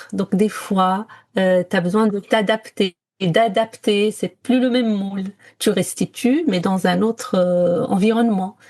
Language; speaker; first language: French; non-native, local second language; Arabic